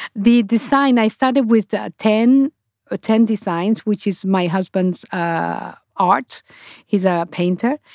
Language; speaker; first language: English; non-native, fluent; Spanish